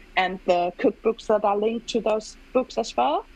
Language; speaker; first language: English; non-native, fluent; German